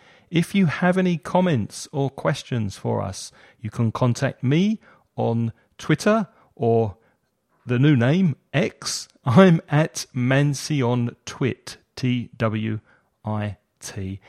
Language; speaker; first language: English; native; English